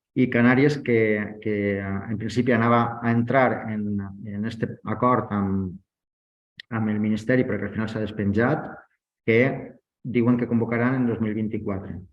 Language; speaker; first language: Catalan; native; Catalan